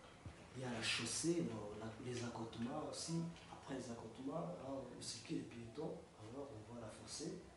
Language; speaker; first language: French; non-native, learner; Kinyarwanda